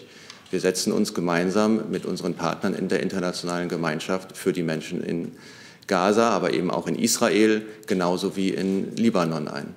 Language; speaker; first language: German; native; German